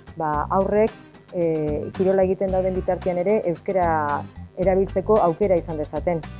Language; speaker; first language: Basque; native; Basque